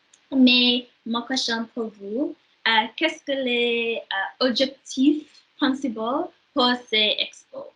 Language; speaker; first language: French; non-native, learner; English